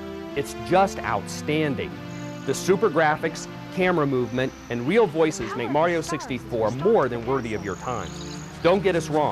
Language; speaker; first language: English; native; English